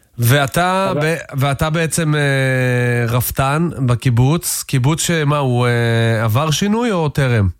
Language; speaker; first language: Hebrew; native; Hebrew